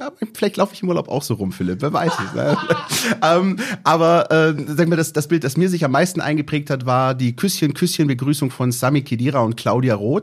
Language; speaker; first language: German; native; German